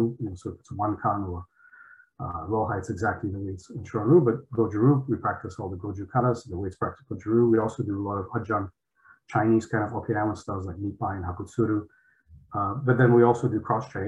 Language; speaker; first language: English; early bilingual, other home language; Polish